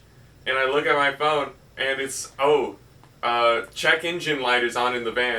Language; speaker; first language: English; native; English